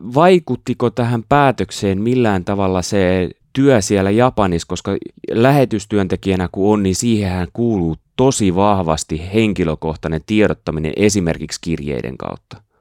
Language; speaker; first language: Finnish; native; Finnish